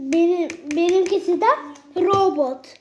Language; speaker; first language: Turkish; early bilingual, heritage; Turkish